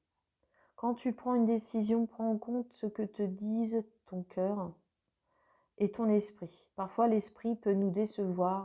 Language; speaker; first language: French; native; French